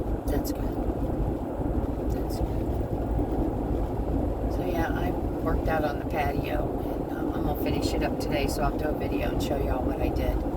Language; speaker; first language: English; native; English